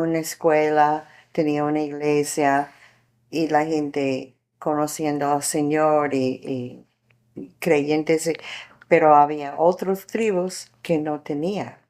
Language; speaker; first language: Spanish; non-native, fluent; English